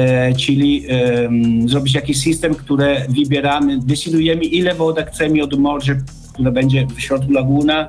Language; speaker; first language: Polish; non-native, learner; Italian